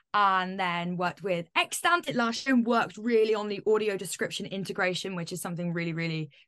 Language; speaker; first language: English; native; English